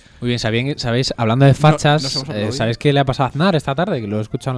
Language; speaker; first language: Spanish; native; Spanish